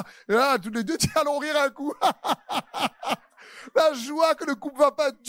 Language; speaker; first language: French; native; French